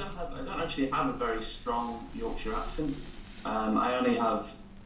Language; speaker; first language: English; native; English